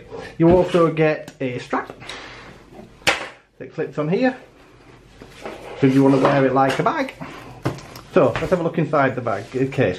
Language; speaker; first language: English; native; English